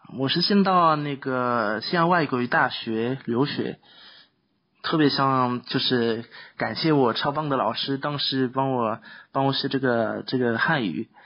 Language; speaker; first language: Chinese; non-native, fluent; French